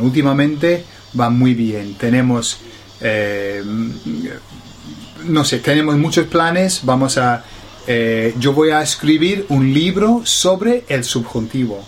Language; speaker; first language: Spanish; non-native, fluent; English